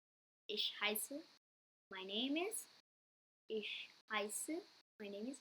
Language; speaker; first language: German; non-native, learner; English